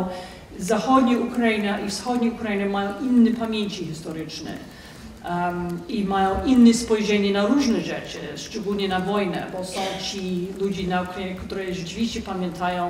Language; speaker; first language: Polish; non-native, fluent; English